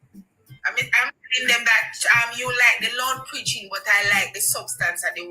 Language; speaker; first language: English; native; English